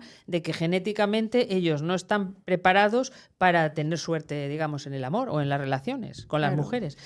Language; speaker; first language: Spanish; native; Spanish